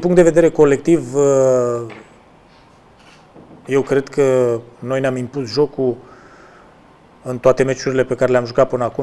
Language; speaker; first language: Romanian; native; Romanian